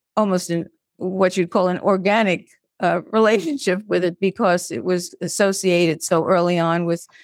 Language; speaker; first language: English; native; English